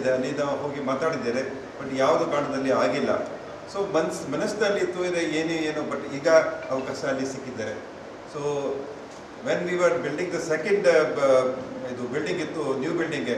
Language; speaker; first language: Kannada; non-native, fluent; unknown